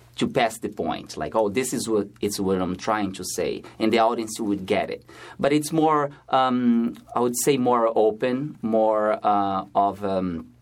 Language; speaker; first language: English; non-native, fluent; Portuguese